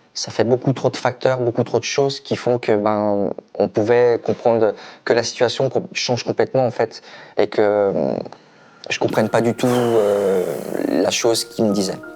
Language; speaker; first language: French; native; French